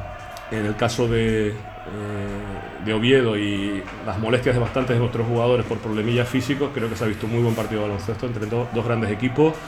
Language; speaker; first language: Spanish; native; Spanish